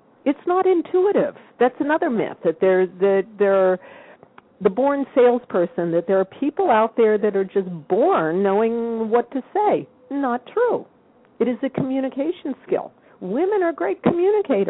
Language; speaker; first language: English; native; English